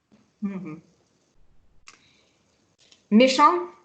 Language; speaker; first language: French; non-native, fluent; Hungarian